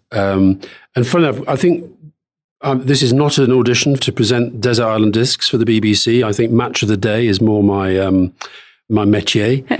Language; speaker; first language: English; native; English